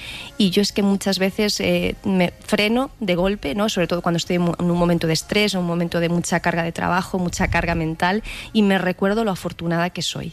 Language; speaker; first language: Spanish; native; Spanish